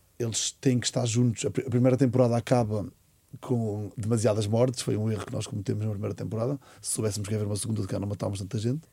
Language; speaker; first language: Portuguese; native; Portuguese